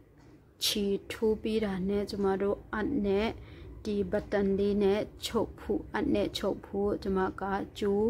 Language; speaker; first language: Burmese; non-native, local second language; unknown